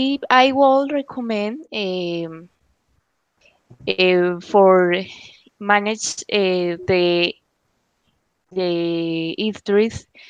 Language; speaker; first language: English; non-native, learner; Spanish